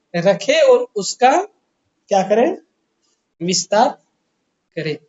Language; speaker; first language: Hindi; non-native, local second language; Marathi